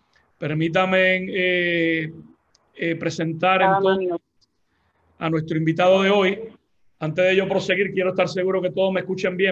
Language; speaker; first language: Spanish; native; Spanish